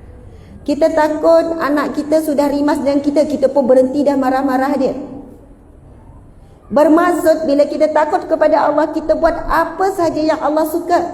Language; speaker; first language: Malay; native; Malay